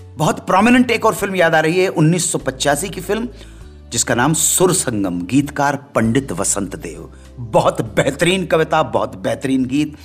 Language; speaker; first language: Hindi; native; Hindi